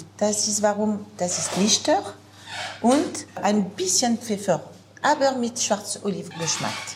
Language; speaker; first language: German; non-native, learner; French